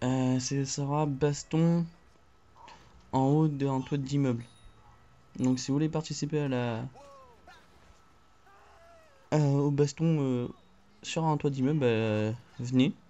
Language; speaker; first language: French; native; French